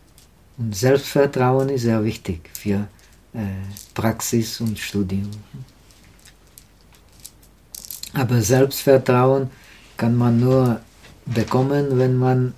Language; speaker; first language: German; non-native, learner; Czech